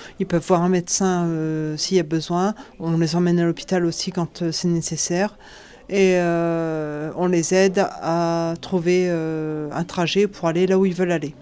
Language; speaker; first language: French; native; French